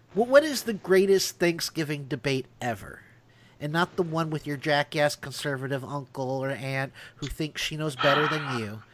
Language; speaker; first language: English; early bilingual, other home language; Italian